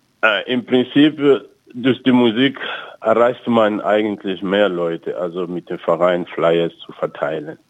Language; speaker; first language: German; non-native, fluent; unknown